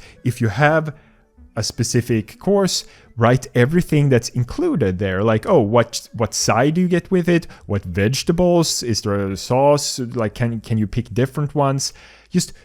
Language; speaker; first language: English; non-native, fluent; Swedish